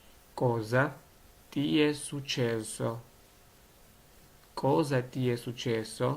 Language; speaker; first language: Italian; non-native, learner; Georgian